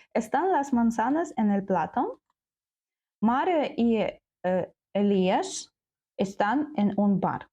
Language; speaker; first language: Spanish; non-native, learner; Ukrainian